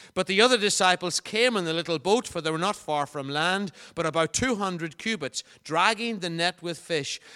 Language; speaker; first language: English; native; English